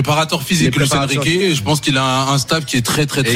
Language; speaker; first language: French; native; French